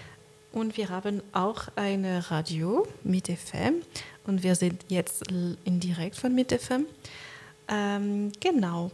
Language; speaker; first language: German; non-native, learner; French